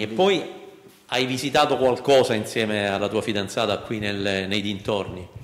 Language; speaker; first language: Italian; native; Italian